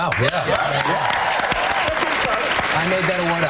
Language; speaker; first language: English; native; English